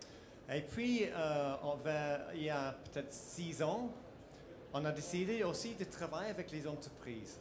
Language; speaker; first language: French; non-native, fluent; English